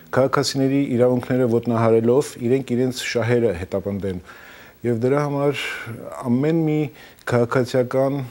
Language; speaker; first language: Armenian; early bilingual, heritage; Armenian